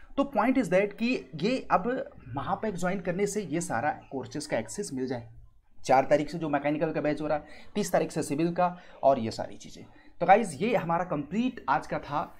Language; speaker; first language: Hindi; native; Hindi